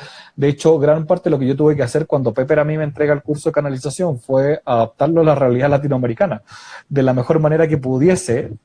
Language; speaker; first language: Spanish; native; Spanish